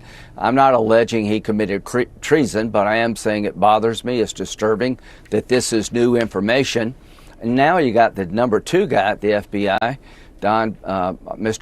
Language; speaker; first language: English; native; English